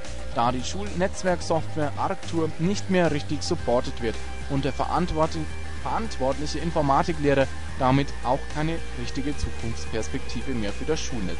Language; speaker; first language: German; native; German